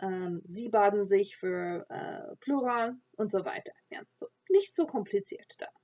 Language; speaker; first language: German; non-native, fluent; English